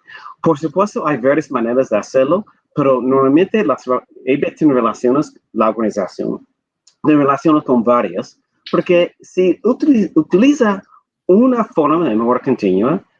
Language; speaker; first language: Spanish; non-native, fluent; English